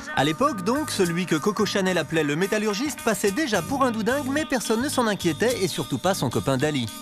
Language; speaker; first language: French; native; French